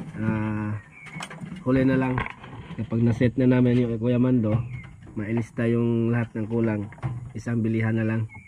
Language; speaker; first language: Filipino; native; Filipino